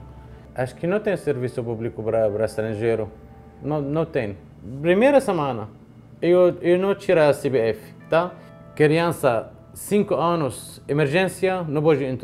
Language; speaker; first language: Portuguese; non-native, learner; Arabic